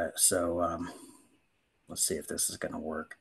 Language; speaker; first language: English; native; English